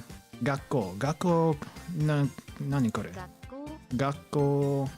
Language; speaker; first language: Japanese; non-native, learner; English